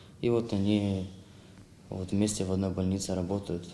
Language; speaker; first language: Russian; non-native, local second language; Ukrainian